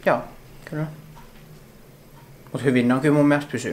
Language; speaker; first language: Finnish; native; Finnish